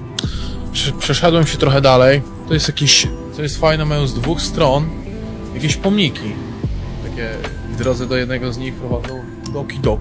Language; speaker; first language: Polish; native; Polish